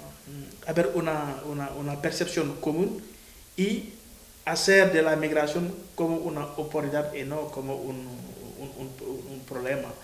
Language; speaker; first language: Spanish; non-native, fluent; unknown